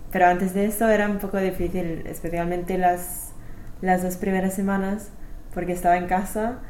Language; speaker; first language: Spanish; non-native, fluent; English